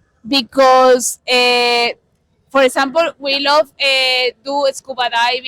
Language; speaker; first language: English; non-native, learner; Spanish